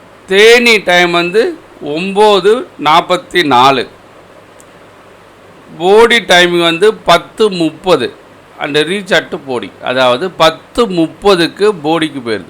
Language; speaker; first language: Tamil; native; Tamil